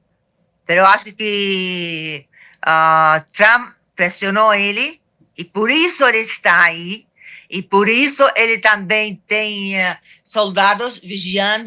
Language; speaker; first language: Portuguese; non-native, fluent; Arabic